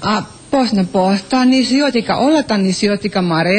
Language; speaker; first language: Greek; non-native, learner; Finnish